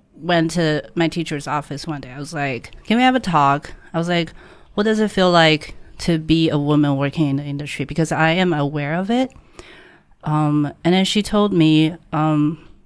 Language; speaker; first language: English; non-native, fluent; Chinese